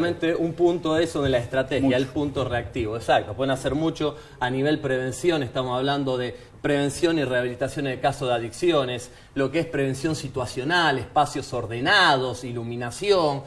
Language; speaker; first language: Spanish; native; Spanish